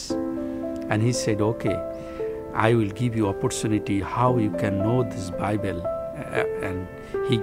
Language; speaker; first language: English; non-native, local second language; Bangla